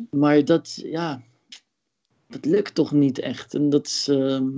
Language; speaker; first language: Dutch; early bilingual, other home language; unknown